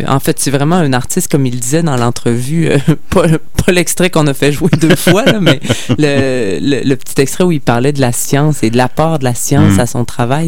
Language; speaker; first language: French; native; French